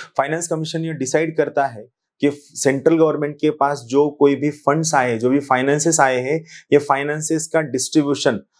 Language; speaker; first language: Hindi; non-native, local second language; Marathi